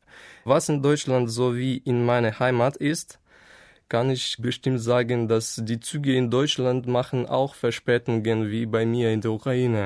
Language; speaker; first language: German; non-native, fluent; Ukrainian